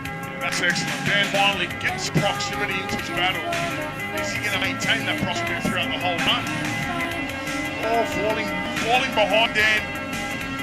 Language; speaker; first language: English; native; English